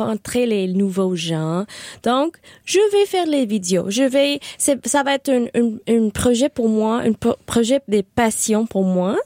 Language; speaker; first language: French; non-native, learner; Spanish